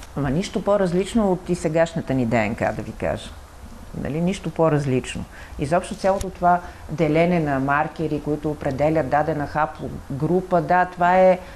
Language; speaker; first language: Bulgarian; native; Bulgarian